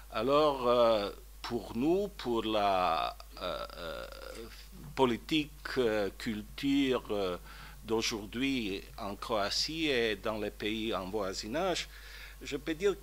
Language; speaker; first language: French; non-native, fluent; Croatian